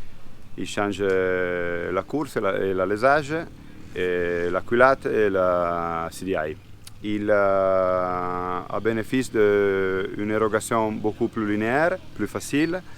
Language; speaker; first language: French; non-native, learner; Italian